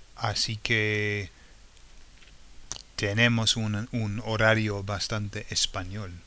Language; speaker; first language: Spanish; non-native, fluent; English